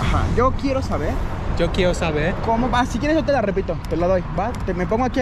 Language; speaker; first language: Spanish; native; Spanish